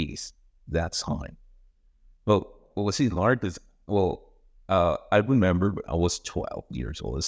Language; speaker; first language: English; non-native, fluent; Spanish